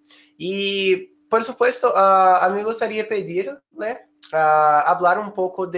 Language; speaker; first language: Spanish; non-native, fluent; Portuguese